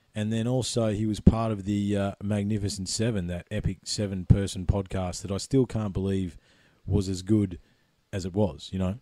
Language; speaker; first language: English; native; English